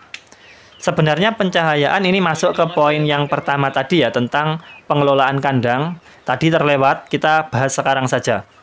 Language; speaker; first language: Indonesian; native; Indonesian